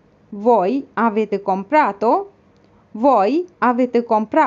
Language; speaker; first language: Italian; non-native, fluent; Bangla